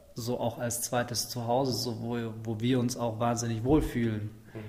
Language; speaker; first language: German; native; German